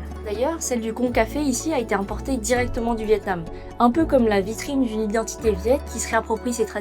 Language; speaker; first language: French; native; French